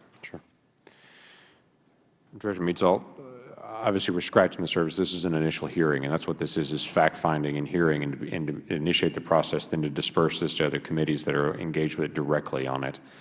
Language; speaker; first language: English; native; English